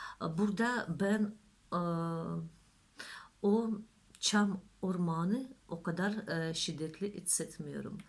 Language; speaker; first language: Turkish; non-native, learner; Russian